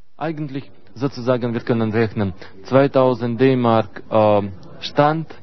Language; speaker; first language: German; non-native, fluent; Russian